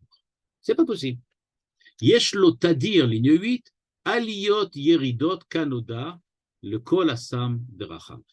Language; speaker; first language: French; native; French